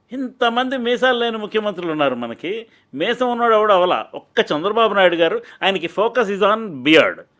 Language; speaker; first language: Telugu; native; Telugu